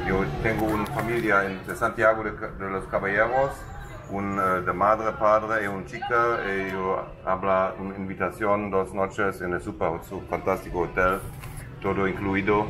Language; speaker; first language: Spanish; non-native, learner; German